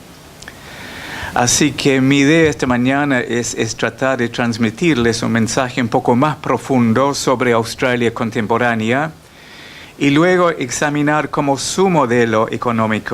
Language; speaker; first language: Spanish; non-native, fluent; English